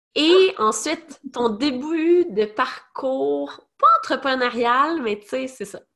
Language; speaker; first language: French; native; French